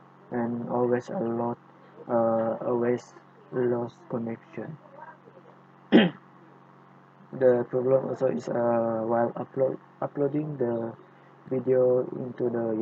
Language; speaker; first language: English; non-native, local second language; Malay